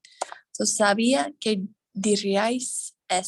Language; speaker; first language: Spanish; non-native, fluent; English